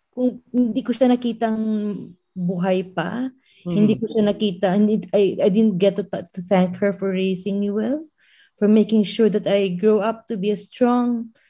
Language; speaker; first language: Filipino; non-native, local second language; Hiligaynon